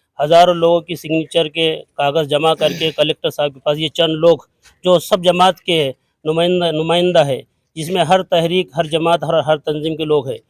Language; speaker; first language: Hindi; non-native, local second language; Urdu